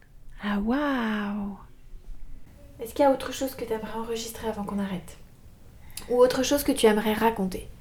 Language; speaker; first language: French; native; French